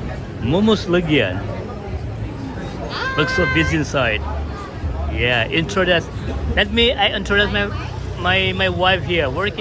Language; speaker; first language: English; non-native, fluent; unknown